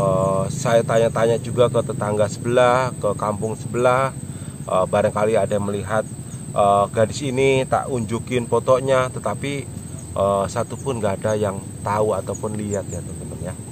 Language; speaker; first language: Indonesian; native; Indonesian